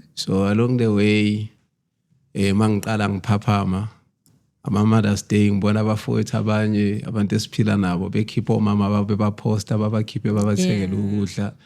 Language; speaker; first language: Zulu; native; Zulu